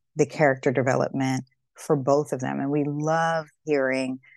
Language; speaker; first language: English; native; English